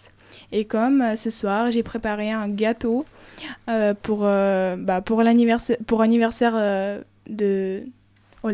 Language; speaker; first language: French; non-native, fluent; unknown